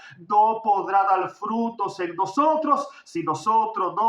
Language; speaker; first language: Spanish; native; Spanish